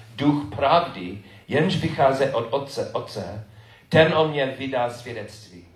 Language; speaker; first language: Czech; non-native, fluent; English